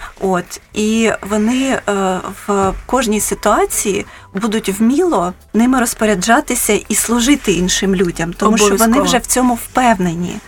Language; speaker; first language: Ukrainian; native; Ukrainian